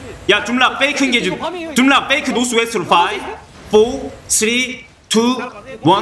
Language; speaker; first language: Korean; native; Korean